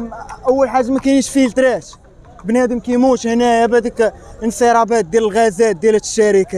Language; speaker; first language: Arabic; native; Arabic